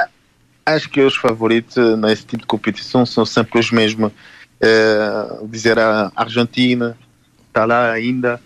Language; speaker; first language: Portuguese; non-native, fluent; Haitian Creole